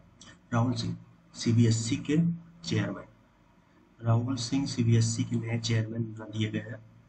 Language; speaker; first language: Hindi; native; Hindi